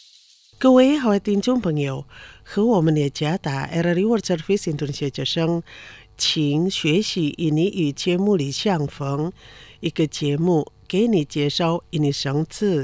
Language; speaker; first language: Chinese; non-native, fluent; Indonesian